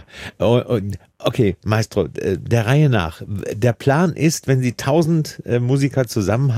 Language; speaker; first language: German; native; German